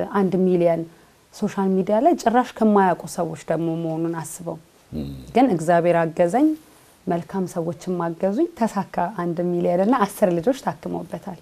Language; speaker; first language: Amharic; native; Amharic